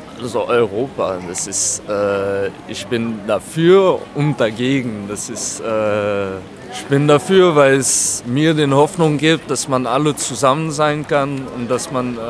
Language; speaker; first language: German; non-native, fluent; French